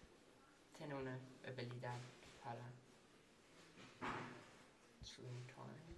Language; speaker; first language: Spanish; non-native, learner; English